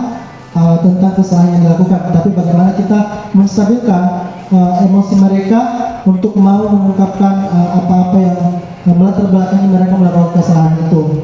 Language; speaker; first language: Indonesian; native; Indonesian